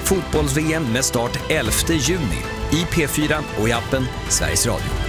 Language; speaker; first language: Swedish; native; Swedish